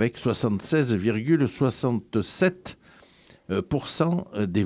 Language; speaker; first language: French; native; French